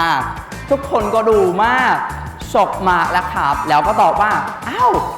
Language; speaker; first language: Thai; non-native, fluent; Khmer